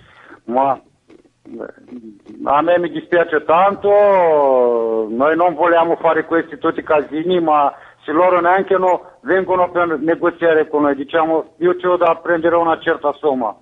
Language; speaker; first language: Italian; non-native, fluent; Romanian